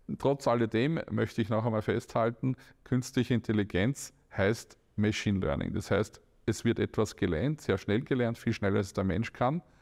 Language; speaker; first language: German; native; German